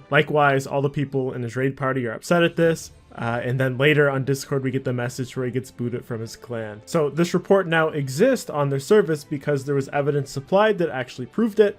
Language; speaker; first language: English; native; English